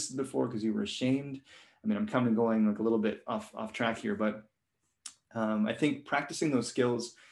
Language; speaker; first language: English; non-native, local second language; Cantonese